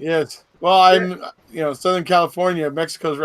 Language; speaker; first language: English; native; English